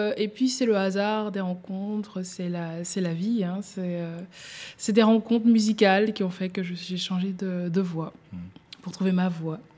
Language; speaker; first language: French; native; French